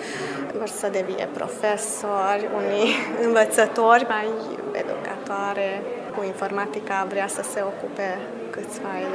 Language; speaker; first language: Romanian; early bilingual, heritage; Romanian